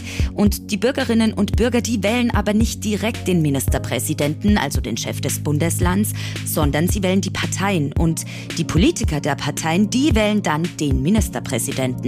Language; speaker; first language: German; native; German